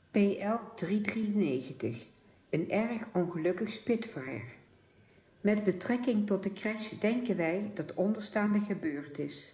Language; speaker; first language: Dutch; native; Dutch